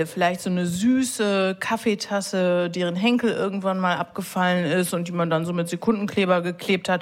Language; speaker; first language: German; native; German